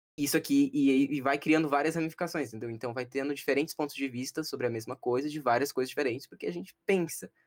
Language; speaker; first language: Portuguese; native; Portuguese